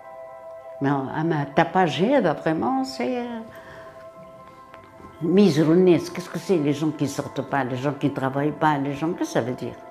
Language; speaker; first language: French; non-native, local second language; Arabic